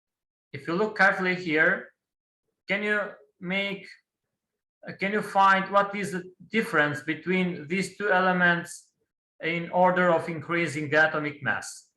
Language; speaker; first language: English; non-native, fluent; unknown